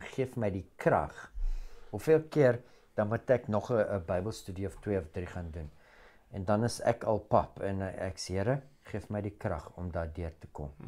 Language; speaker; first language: Afrikaans; non-native, local second language; English